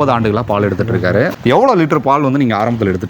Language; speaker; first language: Tamil; native; Tamil